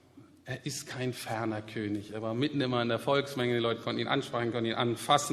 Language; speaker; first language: German; native; German